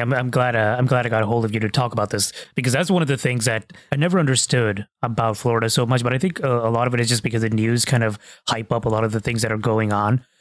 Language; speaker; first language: English; early bilingual, other home language; Hindi